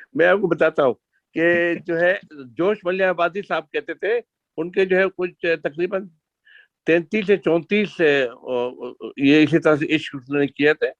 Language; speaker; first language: Urdu; non-native, fluent; Arabic